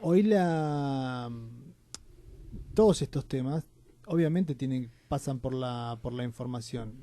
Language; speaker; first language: Spanish; native; Spanish